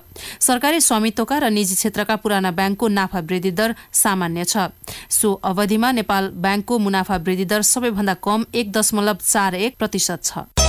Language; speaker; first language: Nepali; native; Nepali